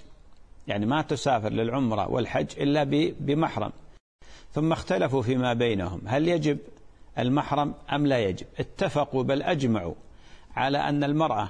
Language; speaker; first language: Arabic; native; Arabic